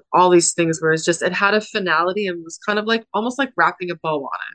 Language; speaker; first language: English; native; English